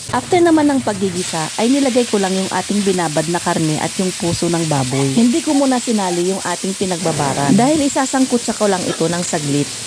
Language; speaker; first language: Filipino; non-native, local second language; Iloko